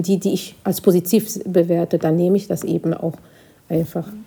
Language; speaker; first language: German; non-native, fluent; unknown